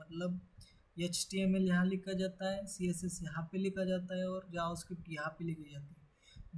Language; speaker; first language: Hindi; native; Hindi